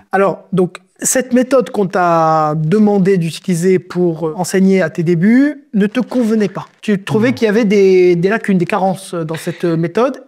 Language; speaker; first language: French; native; French